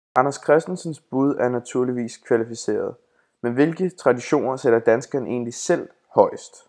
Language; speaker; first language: Danish; native; Danish